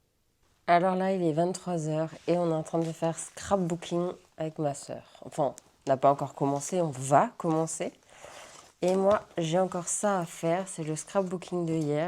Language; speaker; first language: French; native; French